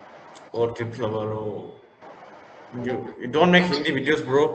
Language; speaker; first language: English; non-native, local second language; Hindi